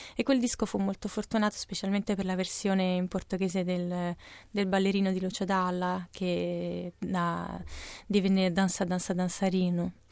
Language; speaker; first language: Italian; early bilingual, other home language; Portuguese